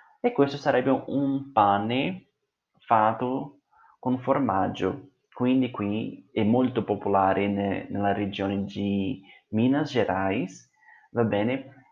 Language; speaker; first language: Italian; non-native, fluent; Portuguese